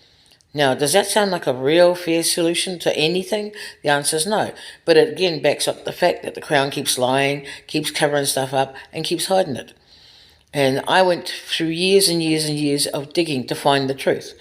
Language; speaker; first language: English; native; English